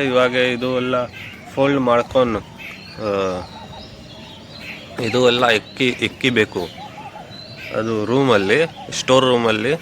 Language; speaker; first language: Kannada; non-native, local second language; Hindi